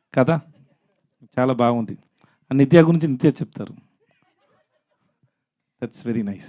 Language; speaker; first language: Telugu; non-native, learner; Tamil